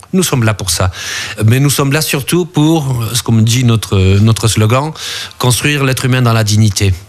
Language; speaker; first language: French; early bilingual, other home language; Spanish